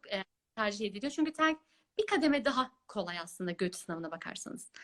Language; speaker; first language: Turkish; early bilingual, other home language; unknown